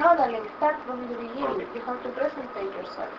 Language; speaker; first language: English; non-native, local second language; Spanish